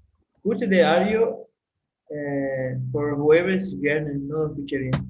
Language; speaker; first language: Spanish; non-native, learner; Portuguese